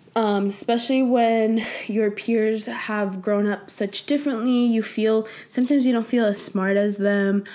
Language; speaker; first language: English; early bilingual, other home language; Spanish